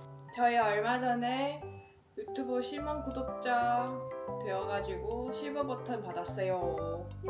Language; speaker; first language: Korean; non-native, fluent; Chinese